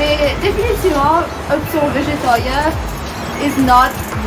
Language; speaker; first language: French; non-native, local second language; Morisyen